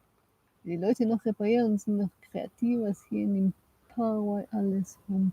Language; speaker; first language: German; non-native, learner; Spanish